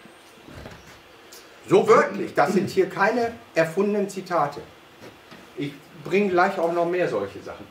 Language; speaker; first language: German; native; German